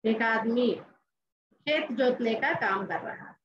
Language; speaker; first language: Hindi; non-native, local second language; Telugu